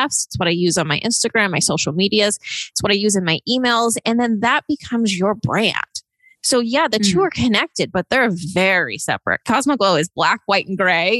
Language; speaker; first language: English; native; English